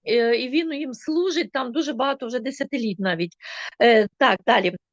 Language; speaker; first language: Ukrainian; non-native, local second language; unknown